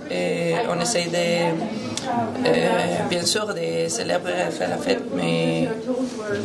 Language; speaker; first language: French; non-native, fluent; Spanish